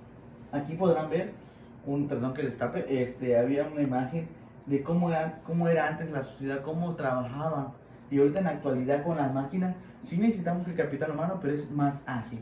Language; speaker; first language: Spanish; native; Spanish